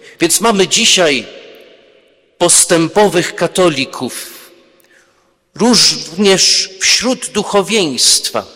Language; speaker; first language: Polish; early bilingual, heritage; Polish